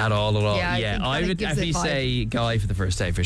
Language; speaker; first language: English; native; English